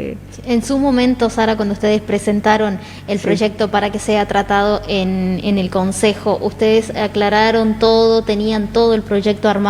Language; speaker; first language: Spanish; native; Spanish